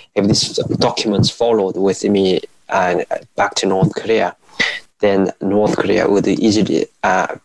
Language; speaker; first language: English; non-native, fluent; Korean